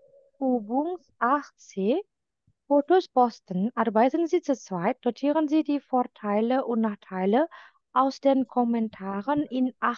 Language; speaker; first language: German; non-native, fluent; Indonesian